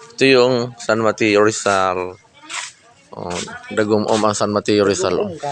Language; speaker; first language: Filipino; non-native, local second language; Cebuano